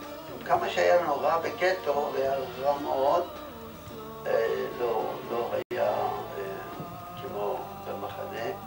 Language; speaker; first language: Hebrew; non-native, fluent; Yiddish